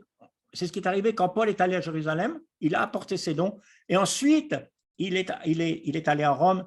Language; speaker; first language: French; native; French